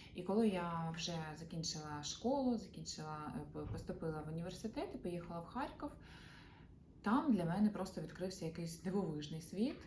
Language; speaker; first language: Ukrainian; non-native, local second language; Russian